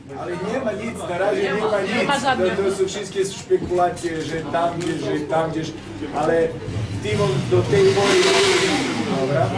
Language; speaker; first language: Polish; non-native, fluent; Serbian